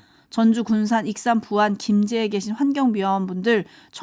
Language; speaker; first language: Korean; native; Korean